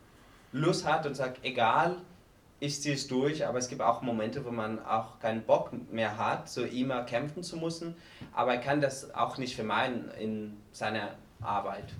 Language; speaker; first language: German; non-native, fluent; Spanish